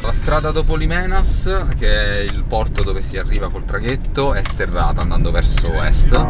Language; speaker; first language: Italian; native; Italian